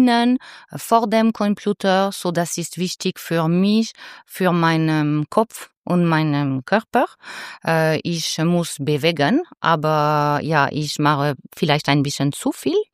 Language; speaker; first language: German; non-native, learner; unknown